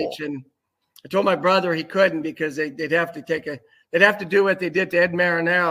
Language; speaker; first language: English; native; English